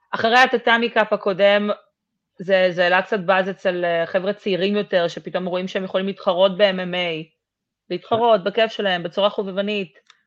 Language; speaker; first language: Hebrew; early bilingual, other home language; Russian